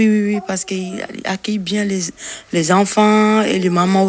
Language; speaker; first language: French; non-native, learner; Bambara